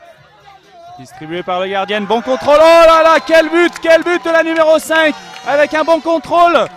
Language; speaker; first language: French; native; French